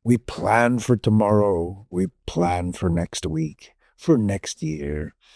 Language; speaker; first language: English; non-native, local second language; Filipino